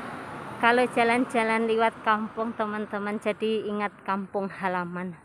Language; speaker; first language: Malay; non-native, local second language; Javanese